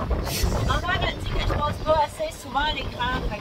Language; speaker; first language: French; native; French